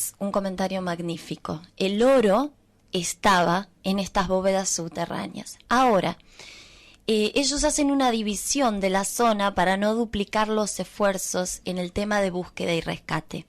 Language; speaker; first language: Spanish; native; Spanish